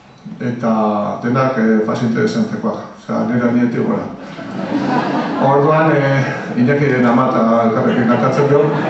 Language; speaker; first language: Basque; native; Basque